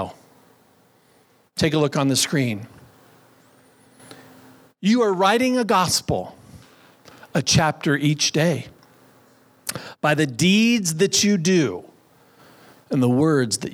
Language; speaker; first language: English; native; English